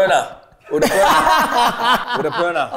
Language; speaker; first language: Indonesian; non-native, learner; English